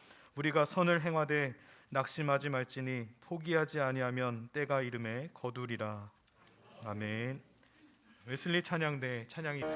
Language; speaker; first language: Korean; native; Korean